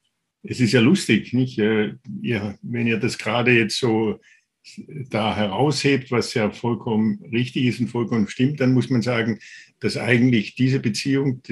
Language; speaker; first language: German; native; German